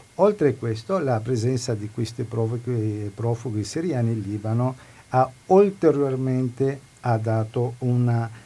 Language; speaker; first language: Italian; non-native, fluent; Arabic